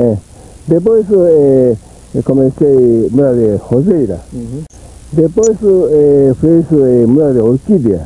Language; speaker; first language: Portuguese; non-native, learner; Japanese